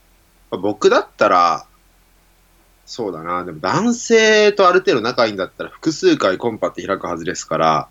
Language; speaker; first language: Japanese; native; Japanese